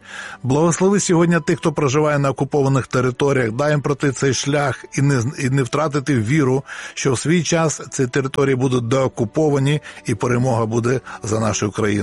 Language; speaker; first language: Ukrainian; native; Ukrainian